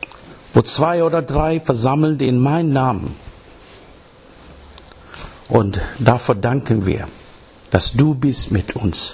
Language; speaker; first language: German; non-native, fluent; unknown